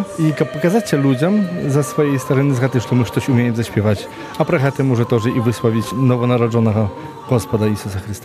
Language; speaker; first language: Polish; non-native, local second language; Belarusian